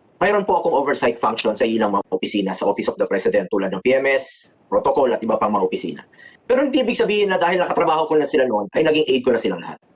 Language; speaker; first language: Filipino; non-native, local second language; Cebuano